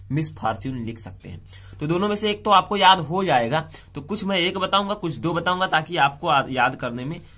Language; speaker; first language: Hindi; native; Hindi